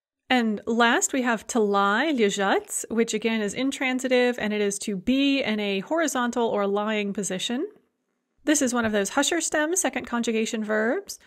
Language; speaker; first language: English; native; English